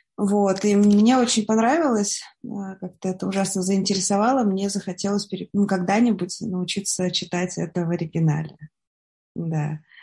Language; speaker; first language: Russian; native; Russian